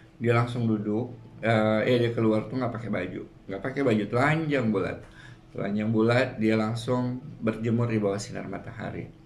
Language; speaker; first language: Indonesian; native; Indonesian